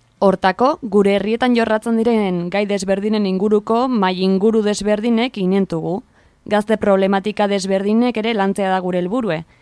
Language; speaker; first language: Basque; native; Basque